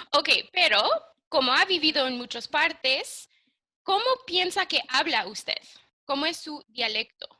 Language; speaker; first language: Spanish; non-native, fluent; English